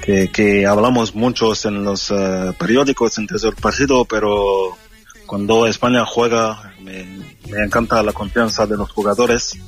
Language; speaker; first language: Spanish; non-native, fluent; French